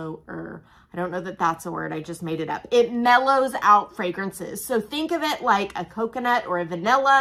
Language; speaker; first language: English; native; English